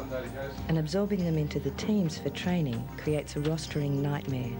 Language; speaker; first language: English; native; English